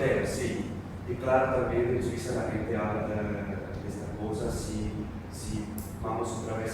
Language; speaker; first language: Spanish; non-native, learner; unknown